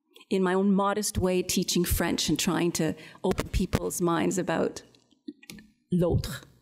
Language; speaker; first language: English; native; English